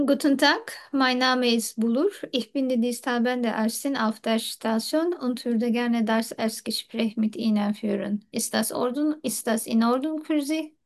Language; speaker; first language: German; non-native, learner; Turkish